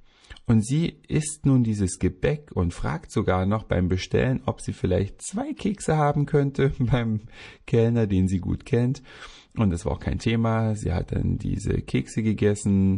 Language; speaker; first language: German; native; German